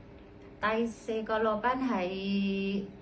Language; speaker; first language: Cantonese; non-native, learner; Indonesian